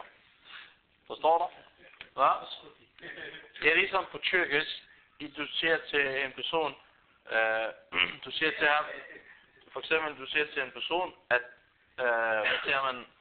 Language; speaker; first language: Danish; non-native, fluent; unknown